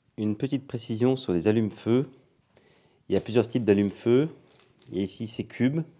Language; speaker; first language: French; native; French